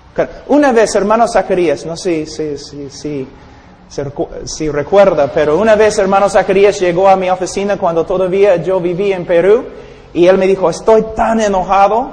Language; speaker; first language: Spanish; non-native, fluent; English